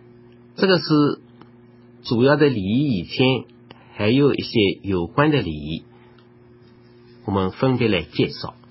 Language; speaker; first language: Chinese; native; Chinese